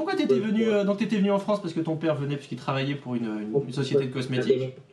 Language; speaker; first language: French; native; French